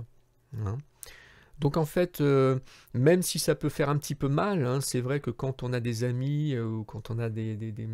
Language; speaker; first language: French; native; French